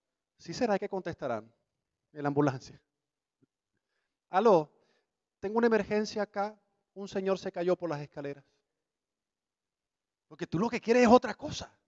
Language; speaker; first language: Spanish; native; Spanish